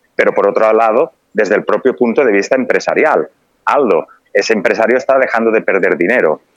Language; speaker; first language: Spanish; native; Spanish